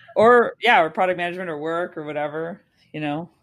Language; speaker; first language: English; native; English